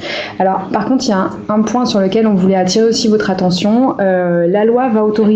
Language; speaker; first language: French; native; French